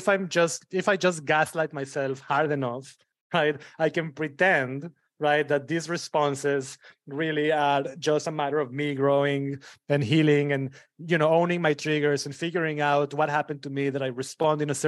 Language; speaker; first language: English; early bilingual, other home language; Spanish